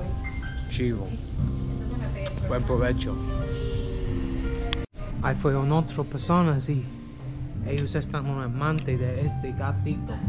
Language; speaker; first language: Spanish; non-native, learner; English